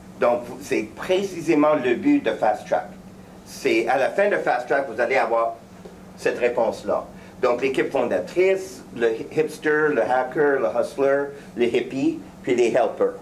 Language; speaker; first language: French; native; French